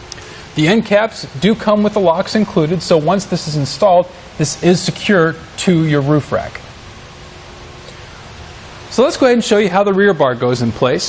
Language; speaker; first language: English; native; English